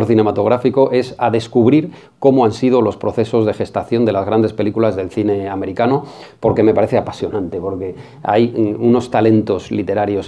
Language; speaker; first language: Spanish; native; Spanish